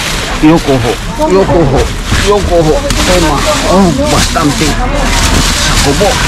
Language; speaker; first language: Spanish; non-native, learner; Filipino